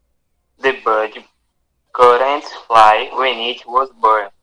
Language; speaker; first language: English; non-native, learner; Portuguese